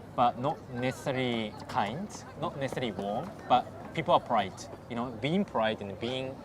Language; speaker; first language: English; non-native, fluent; Japanese